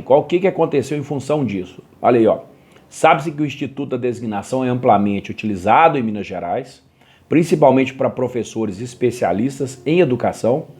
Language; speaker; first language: Portuguese; native; Portuguese